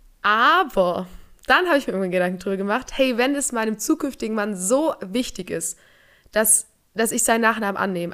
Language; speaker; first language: German; native; German